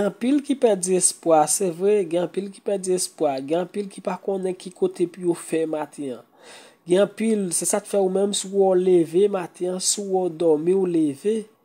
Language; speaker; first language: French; non-native, local second language; Haitian Creole